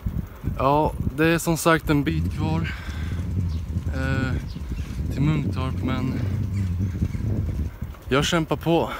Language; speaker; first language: Swedish; native; Swedish